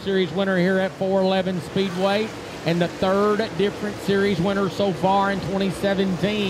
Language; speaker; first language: English; native; English